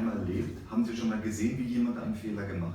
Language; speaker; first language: German; native; German